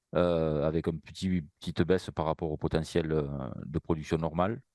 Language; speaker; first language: French; native; French